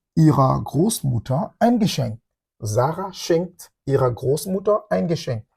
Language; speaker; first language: German; non-native, fluent; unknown